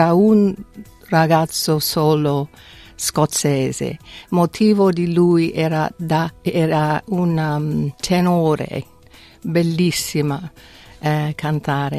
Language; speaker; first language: Italian; non-native, fluent; English